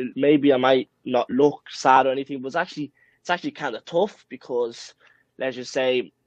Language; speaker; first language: English; early bilingual, other home language; Spanish